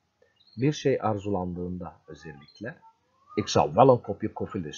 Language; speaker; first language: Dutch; non-native, fluent; Turkish